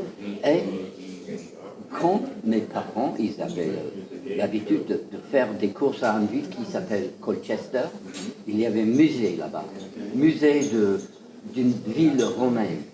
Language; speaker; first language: French; non-native, fluent; English